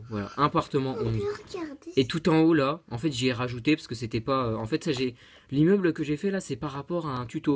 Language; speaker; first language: French; native; French